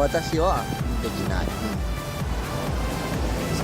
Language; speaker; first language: Japanese; non-native, learner; Spanish